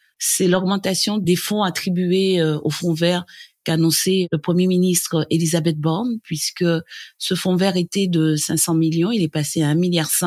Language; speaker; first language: French; native; French